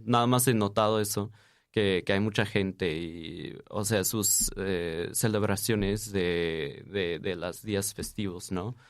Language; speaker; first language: Spanish; non-native, fluent; English